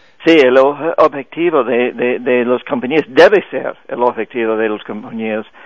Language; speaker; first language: Spanish; non-native, fluent; English